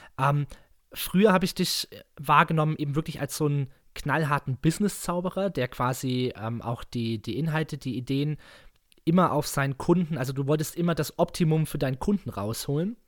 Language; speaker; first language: German; native; German